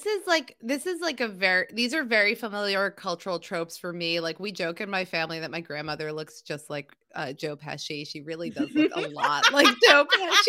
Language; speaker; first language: English; native; English